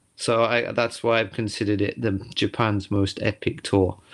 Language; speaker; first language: English; native; English